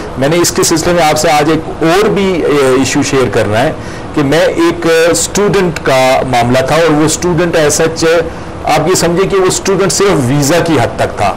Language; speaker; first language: Hindi; non-native, local second language; Punjabi